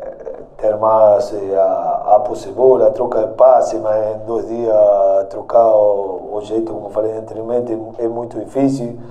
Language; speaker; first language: Portuguese; non-native, fluent; Spanish